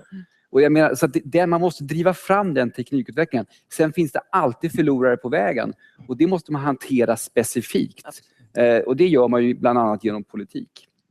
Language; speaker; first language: Swedish; native; Swedish